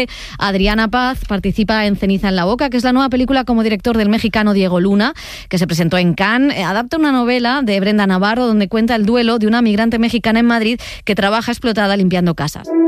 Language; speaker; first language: Spanish; native; Spanish